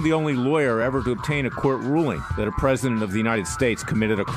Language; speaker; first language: English; native; English